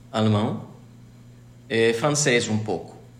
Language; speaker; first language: Portuguese; non-native, learner; Bulgarian